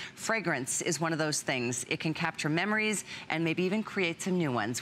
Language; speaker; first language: English; native; English